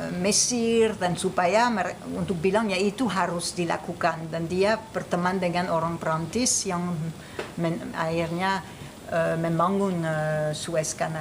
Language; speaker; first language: Indonesian; non-native, fluent; French